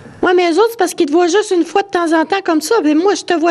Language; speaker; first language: French; native; French